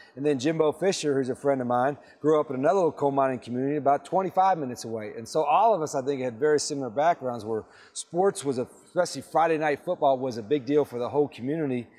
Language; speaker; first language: English; native; English